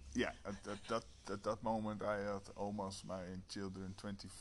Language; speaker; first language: English; non-native, fluent; Dutch